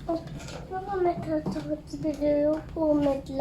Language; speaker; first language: French; native; French